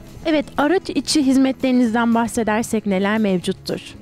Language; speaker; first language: Turkish; native; Turkish